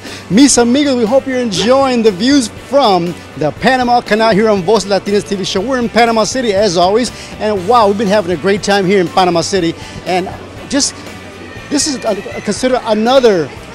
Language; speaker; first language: English; early bilingual, other home language; Spanish